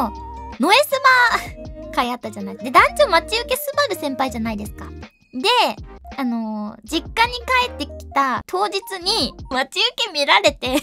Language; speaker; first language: Japanese; native; Japanese